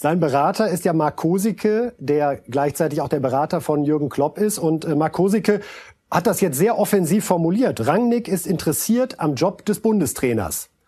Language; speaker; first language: German; native; German